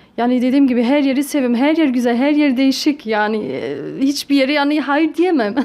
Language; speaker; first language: Turkish; early bilingual, heritage; Turkish